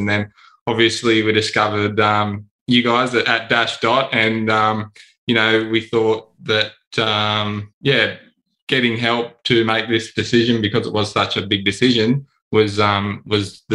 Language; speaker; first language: English; native; English